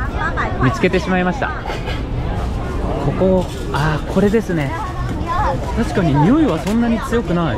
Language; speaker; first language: Japanese; native; Japanese